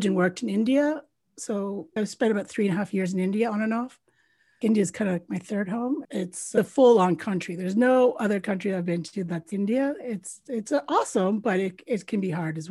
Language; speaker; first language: English; native; English